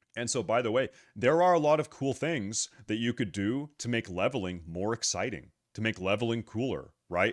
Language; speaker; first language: English; native; English